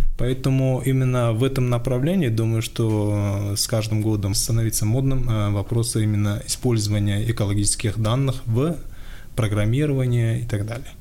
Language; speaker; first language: Russian; non-native, local second language; Tajik